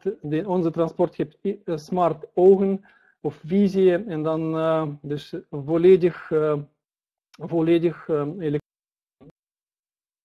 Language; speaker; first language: Dutch; non-native, learner; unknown